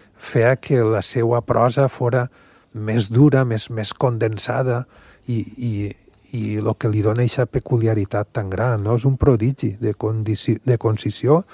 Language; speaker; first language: Catalan; native; Catalan